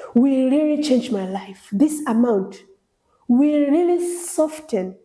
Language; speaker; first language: English; non-native, local second language; Swahili